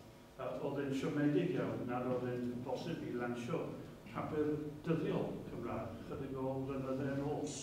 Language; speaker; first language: Welsh; native; Welsh